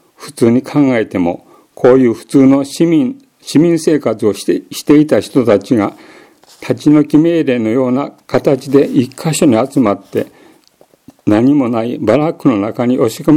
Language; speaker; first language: Japanese; native; Japanese